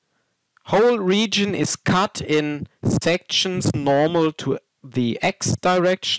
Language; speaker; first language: English; non-native, fluent; German